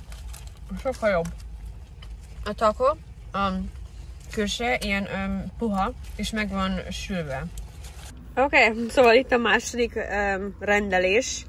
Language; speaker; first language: Hungarian; non-native, fluent; English